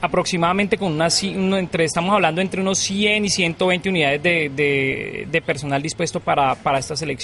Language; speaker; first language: Spanish; native; Spanish